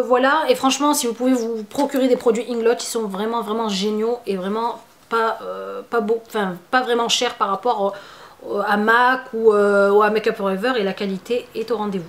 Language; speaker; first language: French; native; French